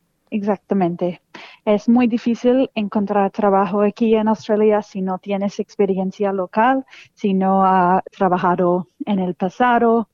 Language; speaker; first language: Spanish; non-native, fluent; English